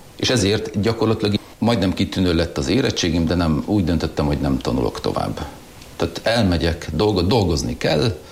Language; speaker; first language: Hungarian; non-native, local second language; German